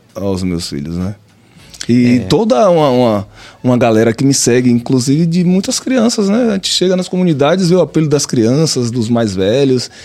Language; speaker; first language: Portuguese; native; Portuguese